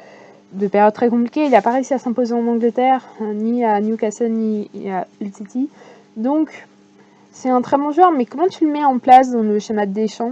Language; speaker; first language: French; native; French